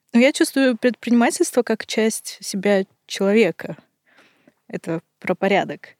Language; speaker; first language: Russian; native; Russian